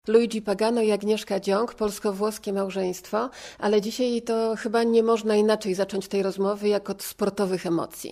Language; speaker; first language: Polish; native; Polish